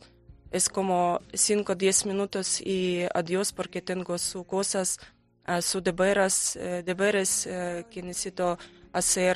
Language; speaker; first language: Spanish; non-native, learner; Ukrainian